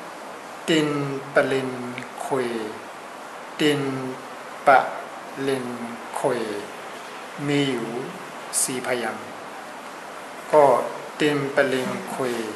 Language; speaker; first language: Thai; non-native, fluent; Burmese